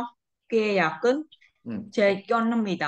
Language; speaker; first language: Korean; non-native, learner; Vietnamese